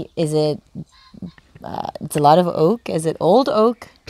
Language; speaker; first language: English; native; English